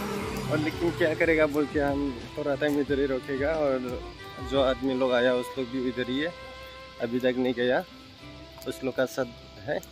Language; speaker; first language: Hindi; non-native, local second language; Bodo